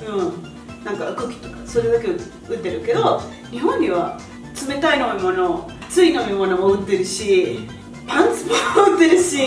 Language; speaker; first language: Japanese; non-native, learner; Spanish